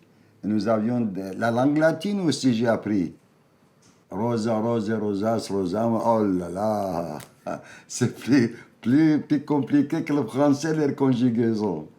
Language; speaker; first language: French; non-native, fluent; Arabic